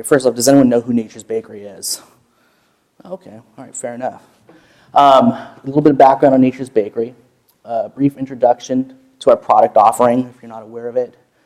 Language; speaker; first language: English; native; English